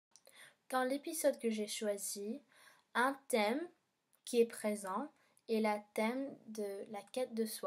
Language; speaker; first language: French; non-native, learner; English